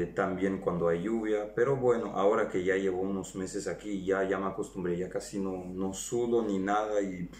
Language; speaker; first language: Spanish; non-native, fluent; French